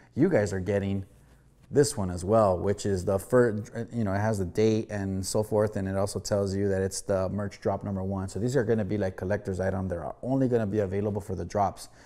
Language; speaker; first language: English; early bilingual, other home language; Spanish